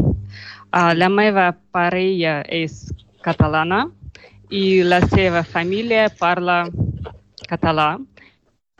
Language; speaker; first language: Catalan; non-native, learner; Russian